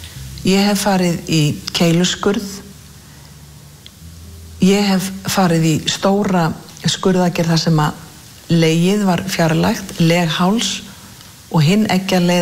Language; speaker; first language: Icelandic; native; Icelandic